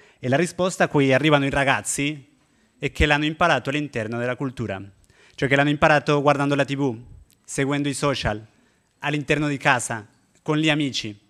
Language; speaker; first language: Italian; non-native, fluent; Spanish